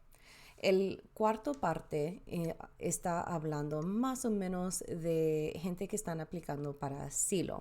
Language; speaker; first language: Spanish; early bilingual, heritage; Spanish